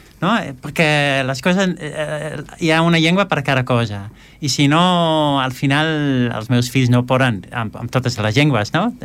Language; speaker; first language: Catalan; non-native, fluent; Dutch